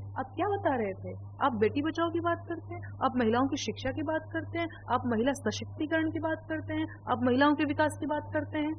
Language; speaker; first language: Hindi; non-native, local second language; Bhojpuri